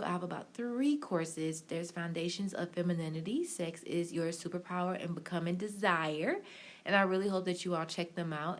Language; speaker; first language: English; native; English